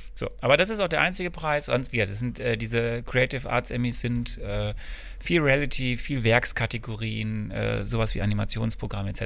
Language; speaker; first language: German; native; German